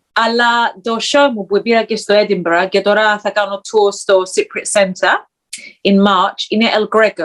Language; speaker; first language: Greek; early bilingual, heritage; Greek